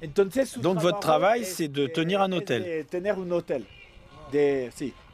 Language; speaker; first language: French; native; French